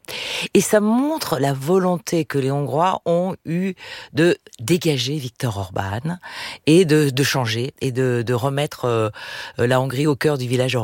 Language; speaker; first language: French; native; French